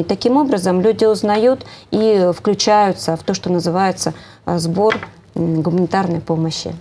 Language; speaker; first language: Russian; native; Russian